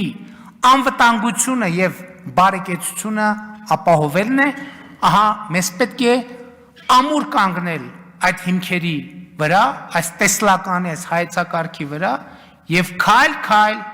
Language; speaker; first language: Armenian; native; Armenian